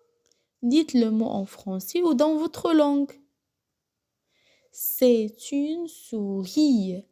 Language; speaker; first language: French; non-native, local second language; Arabic